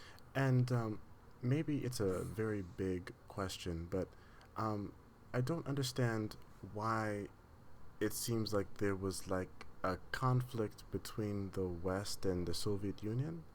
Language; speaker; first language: English; non-native, learner; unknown